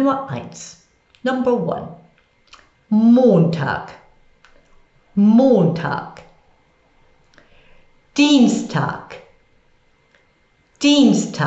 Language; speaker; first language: German; non-native, fluent; English